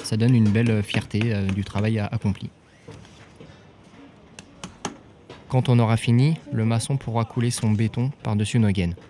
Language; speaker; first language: French; native; French